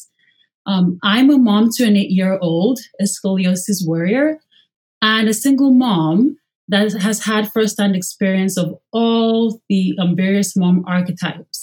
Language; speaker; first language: English; non-native, local second language; Yoruba